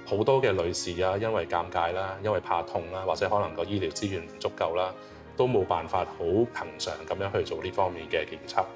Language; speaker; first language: Cantonese; native; Cantonese